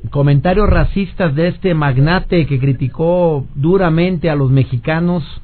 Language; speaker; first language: Spanish; native; Spanish